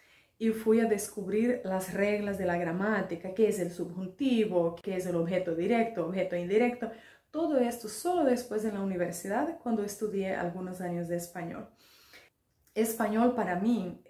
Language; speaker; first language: Spanish; non-native, fluent; Finnish